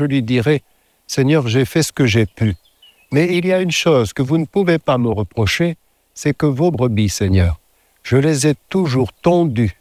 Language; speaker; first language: French; native; French